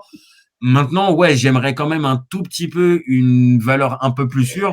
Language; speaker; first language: French; native; French